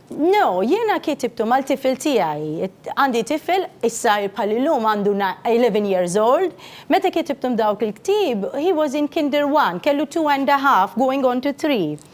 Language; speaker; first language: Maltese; non-native, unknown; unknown